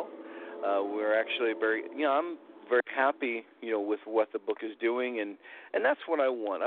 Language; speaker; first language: English; native; English